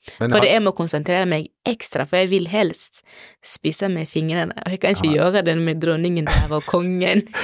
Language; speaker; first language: Norwegian; non-native, fluent; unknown